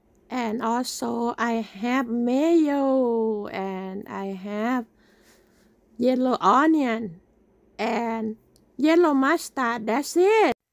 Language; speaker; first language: English; non-native, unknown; Thai